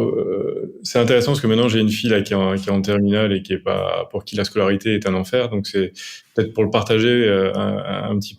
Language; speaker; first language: French; native; French